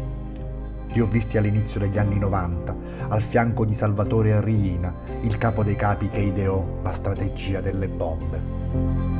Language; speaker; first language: Italian; native; Italian